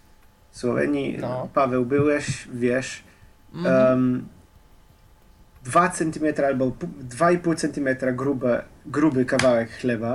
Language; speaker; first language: Polish; non-native, fluent; Slovenian